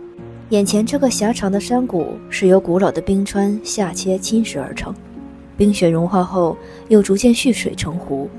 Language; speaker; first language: Chinese; native; Chinese